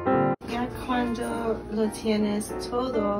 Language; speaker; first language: Spanish; non-native, learner; English